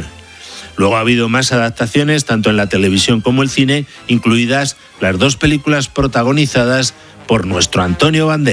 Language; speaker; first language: Spanish; native; Spanish